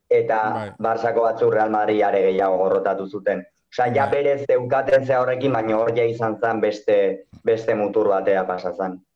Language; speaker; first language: Basque; native; Basque